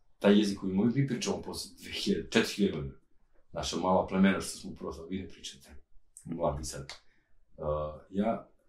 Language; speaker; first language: Serbian; non-native, local second language; Romanian